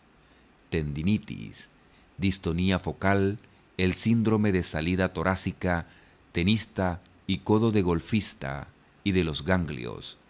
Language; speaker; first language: Spanish; native; Spanish